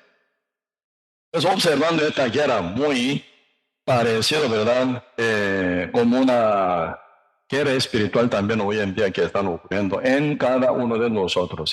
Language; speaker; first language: Spanish; non-native, learner; Korean